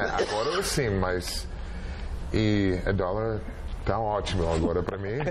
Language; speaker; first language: Portuguese; non-native, learner; English